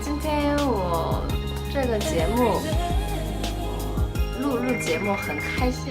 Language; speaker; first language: Chinese; non-native, learner; Korean